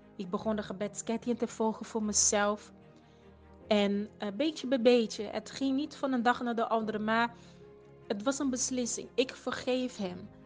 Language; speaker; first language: Dutch; non-native, fluent; Portuguese